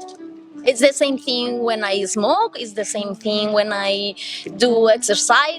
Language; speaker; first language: English; non-native, learner; Spanish